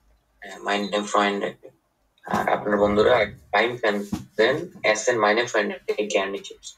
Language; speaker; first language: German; non-native, learner; Bangla